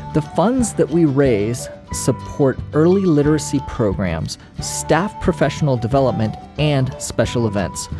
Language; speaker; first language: English; native; English